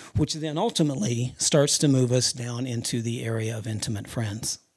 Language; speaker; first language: English; native; English